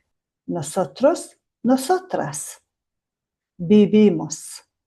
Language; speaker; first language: Spanish; non-native, fluent; Mongolian